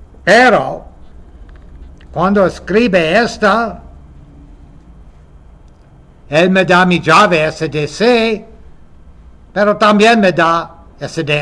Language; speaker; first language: Spanish; non-native, fluent; English